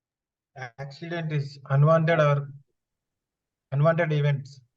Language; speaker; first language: English; non-native, local second language; Telugu